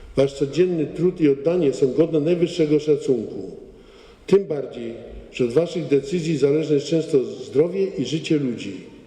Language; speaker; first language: Polish; native; Polish